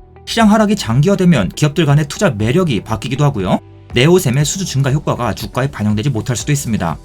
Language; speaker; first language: Korean; native; Korean